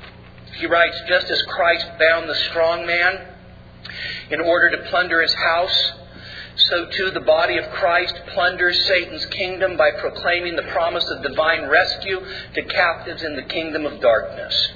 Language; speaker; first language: English; native; English